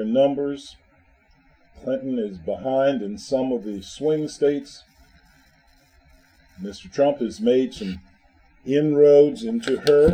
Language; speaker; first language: English; native; English